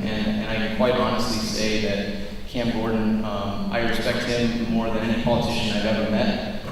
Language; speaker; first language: English; native; English